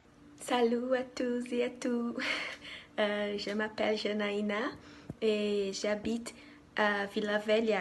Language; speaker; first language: French; non-native, learner; Portuguese